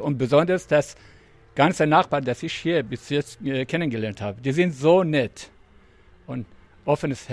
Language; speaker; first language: German; non-native, fluent; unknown